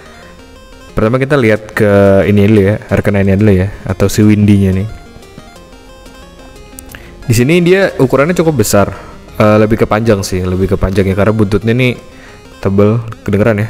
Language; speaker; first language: Indonesian; native; Indonesian